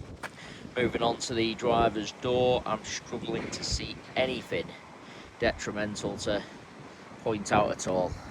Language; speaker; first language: English; native; English